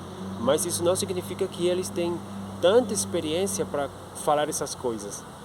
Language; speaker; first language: Portuguese; non-native, fluent; Spanish